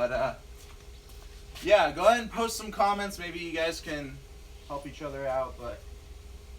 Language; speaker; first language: English; native; English